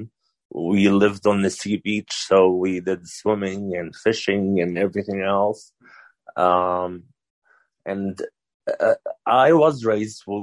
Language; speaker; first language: English; non-native, fluent; Arabic